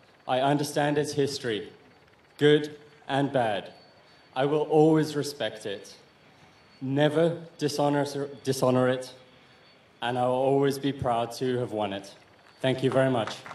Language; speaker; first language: English; native; English